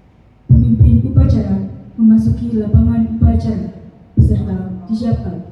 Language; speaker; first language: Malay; non-native, local second language; Javanese